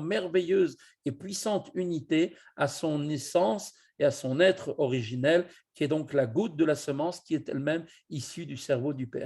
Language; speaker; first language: French; native; French